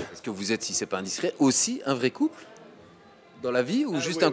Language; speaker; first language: French; native; French